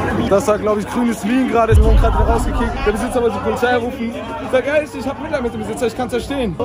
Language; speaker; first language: German; native; German